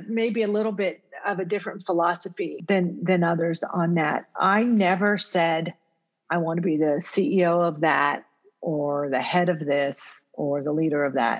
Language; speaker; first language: English; early bilingual, other home language; Italian